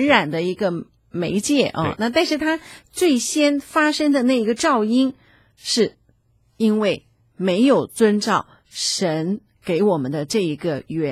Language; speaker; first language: Chinese; native; Chinese